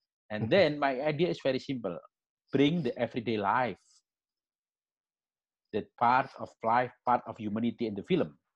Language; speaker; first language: English; non-native, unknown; Indonesian